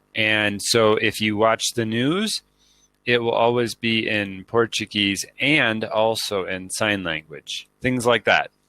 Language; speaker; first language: English; native; English